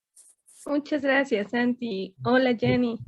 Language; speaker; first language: Spanish; native; Spanish